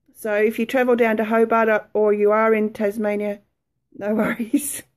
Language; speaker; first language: English; native; English